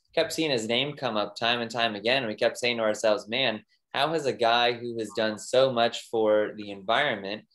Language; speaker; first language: English; native; English